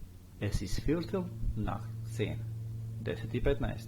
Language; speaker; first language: German; non-native, fluent; Bosnian